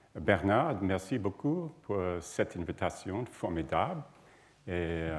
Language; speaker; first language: French; non-native, learner; English